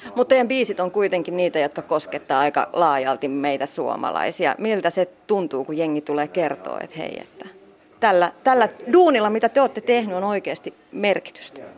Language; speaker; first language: Finnish; native; Finnish